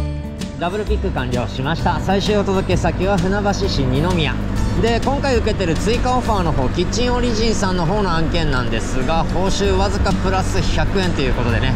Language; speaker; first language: Japanese; native; Japanese